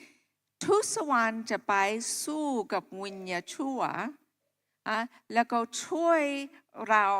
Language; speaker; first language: Thai; non-native, local second language; Akha